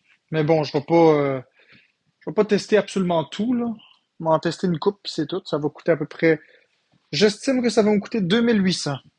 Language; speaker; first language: French; native; French